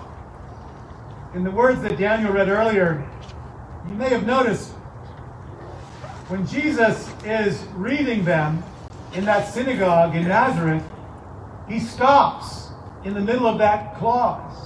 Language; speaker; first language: English; native; English